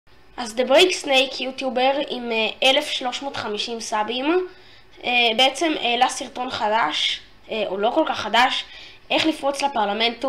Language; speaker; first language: Hebrew; native; Hebrew